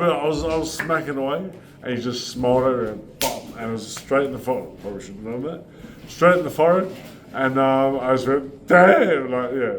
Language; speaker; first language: English; native; English